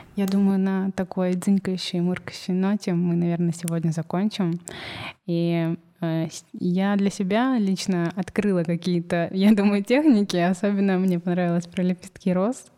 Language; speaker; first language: Russian; native; Russian